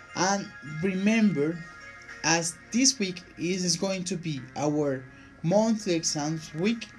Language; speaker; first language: English; non-native, fluent; Spanish